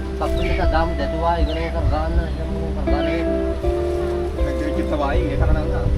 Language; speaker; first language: Filipino; non-native, local second language; Iloko